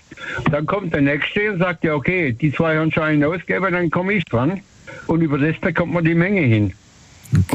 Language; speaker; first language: German; native; German